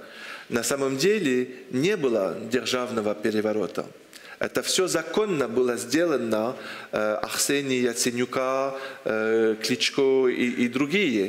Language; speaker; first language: Russian; non-native, fluent; French